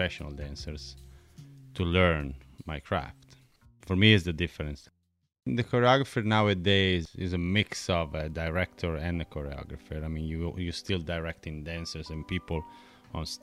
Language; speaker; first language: English; non-native, fluent; Italian